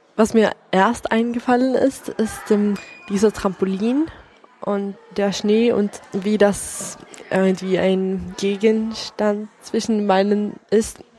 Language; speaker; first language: German; non-native, fluent; Swedish